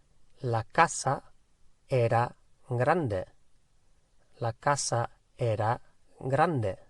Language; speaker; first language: Spanish; non-native, fluent; English